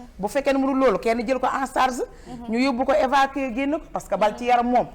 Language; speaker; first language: Wolof; native; Wolof